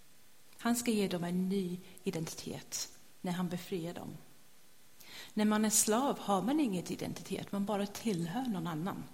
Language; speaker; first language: Swedish; non-native, fluent; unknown